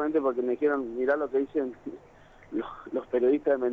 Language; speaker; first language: Spanish; native; Spanish